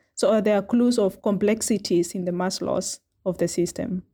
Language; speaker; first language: English; non-native, local second language; Kamba